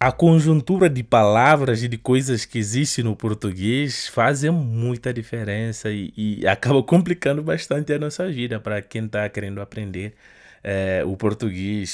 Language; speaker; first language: Portuguese; non-native, fluent; Upper Guinea Crioulo